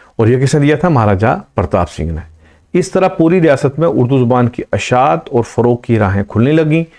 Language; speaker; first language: Urdu; non-native, local second language; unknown